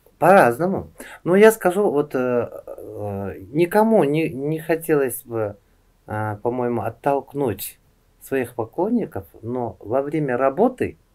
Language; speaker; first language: Russian; non-native, local second language; Uzbek